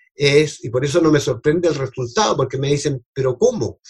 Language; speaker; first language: Spanish; native; Spanish